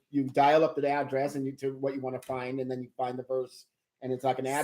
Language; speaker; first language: English; native; English